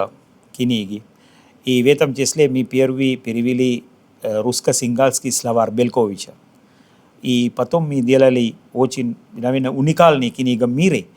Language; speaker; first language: Russian; non-native, fluent; Sinhala